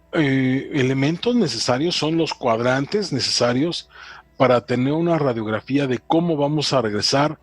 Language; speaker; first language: Spanish; native; Spanish